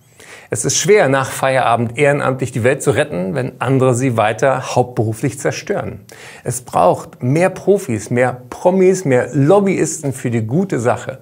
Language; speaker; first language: German; native; German